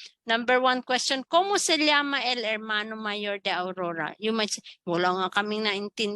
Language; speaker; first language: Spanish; non-native, fluent; Filipino